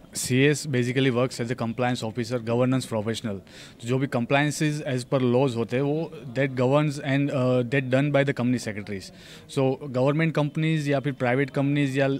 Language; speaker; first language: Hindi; non-native, local second language; Gujarati